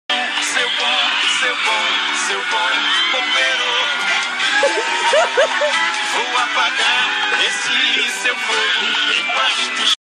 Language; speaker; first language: Portuguese; native; Portuguese